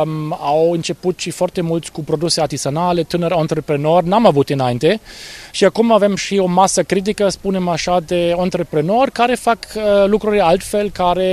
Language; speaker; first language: Romanian; non-native, fluent; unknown